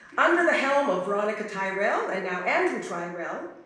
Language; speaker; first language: English; native; English